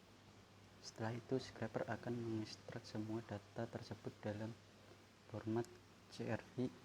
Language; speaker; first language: Indonesian; native; Indonesian